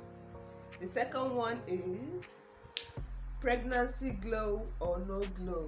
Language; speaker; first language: English; non-native, local second language; Igbo